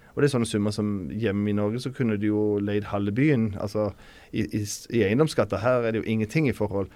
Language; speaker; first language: Norwegian; native; Norwegian